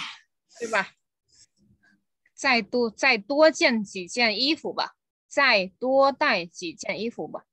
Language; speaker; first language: Chinese; non-native, fluent; Vietnamese